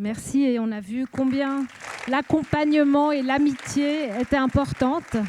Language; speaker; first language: French; native; French